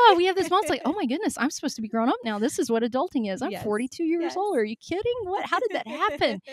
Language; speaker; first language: English; native; English